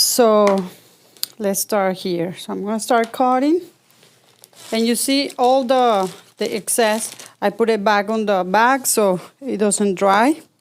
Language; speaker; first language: English; non-native, fluent; Spanish